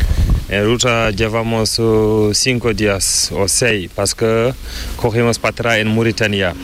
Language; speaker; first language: Spanish; non-native, learner; Fula